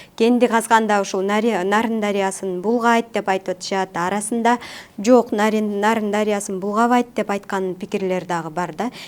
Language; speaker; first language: Kyrgyz; native; Kyrgyz